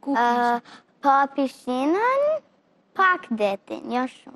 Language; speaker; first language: Albanian; early bilingual, heritage; Albanian